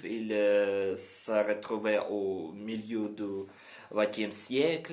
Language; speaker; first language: French; non-native, learner; Ukrainian